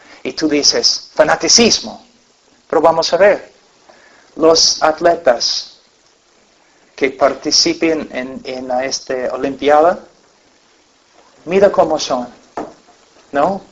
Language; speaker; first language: Spanish; non-native, fluent; English